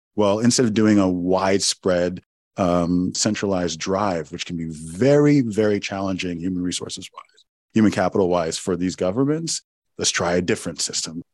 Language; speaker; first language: English; non-native, local second language; Igbo